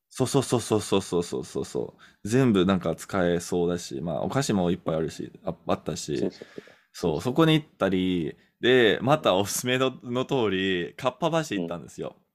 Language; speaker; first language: Japanese; non-native, fluent; English